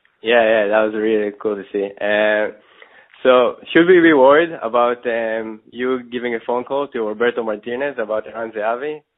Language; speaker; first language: English; non-native, fluent; Hebrew